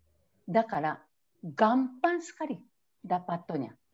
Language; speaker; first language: Indonesian; non-native, fluent; Japanese